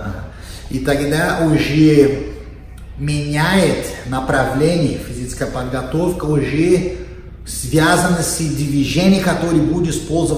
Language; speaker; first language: Russian; non-native, learner; Portuguese